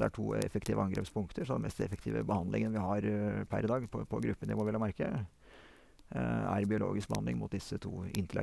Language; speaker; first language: Norwegian; native; Norwegian